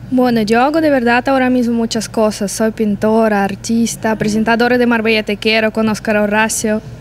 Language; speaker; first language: Spanish; non-native, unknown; Russian